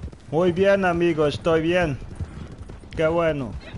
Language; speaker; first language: Spanish; non-native, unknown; Dutch